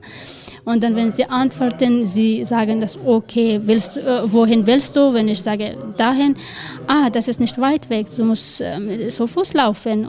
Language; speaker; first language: German; non-native, learner; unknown